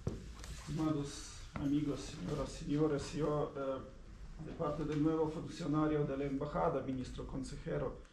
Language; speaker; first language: Spanish; non-native, learner; Ukrainian